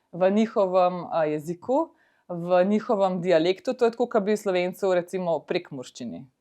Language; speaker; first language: Slovenian; native; Slovenian